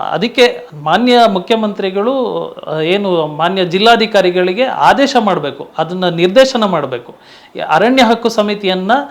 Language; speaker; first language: Kannada; non-native, local second language; Tulu